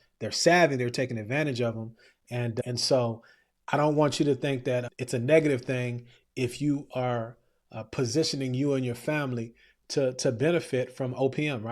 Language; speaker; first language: English; native; English